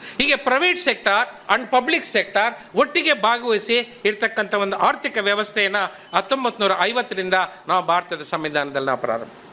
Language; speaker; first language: Kannada; non-native, local second language; Telugu